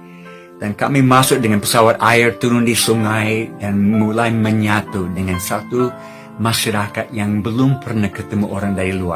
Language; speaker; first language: Indonesian; non-native, fluent; English